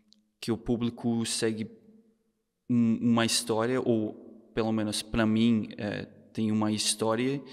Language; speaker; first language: Portuguese; non-native, fluent; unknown